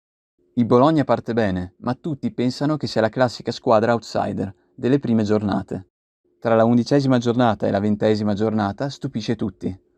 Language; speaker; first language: Italian; native; Italian